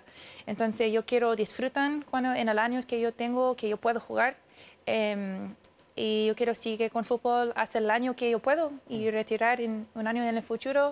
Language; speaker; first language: Spanish; early bilingual, heritage; English